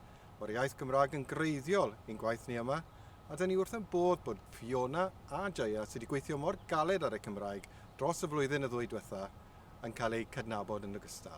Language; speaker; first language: Welsh; native; Welsh